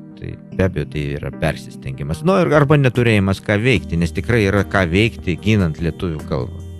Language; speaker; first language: Lithuanian; native; Lithuanian